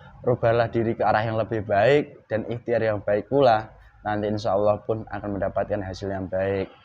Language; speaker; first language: Indonesian; native; Indonesian